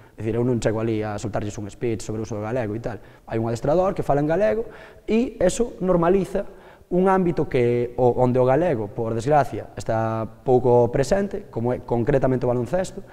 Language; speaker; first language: Galician; native; Galician